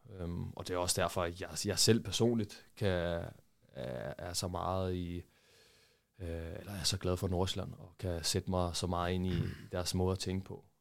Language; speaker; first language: Danish; early bilingual, other home language; Portuguese